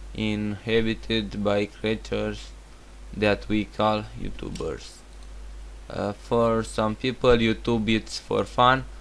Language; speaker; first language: English; non-native, learner; Romanian